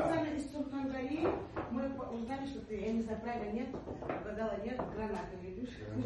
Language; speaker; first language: Russian; non-native, local second language; Uzbek